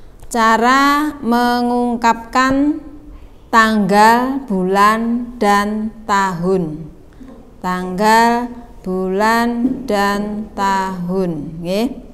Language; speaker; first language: Indonesian; non-native, local second language; Javanese